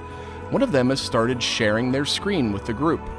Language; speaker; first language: English; native; English